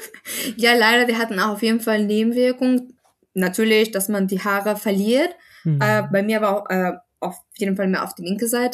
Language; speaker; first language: German; non-native, fluent; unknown